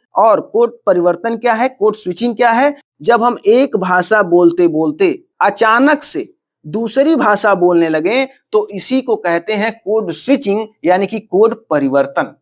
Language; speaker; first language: Hindi; native; Hindi